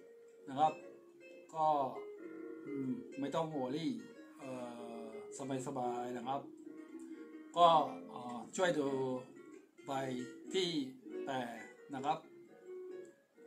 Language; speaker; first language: Thai; non-native, fluent; Japanese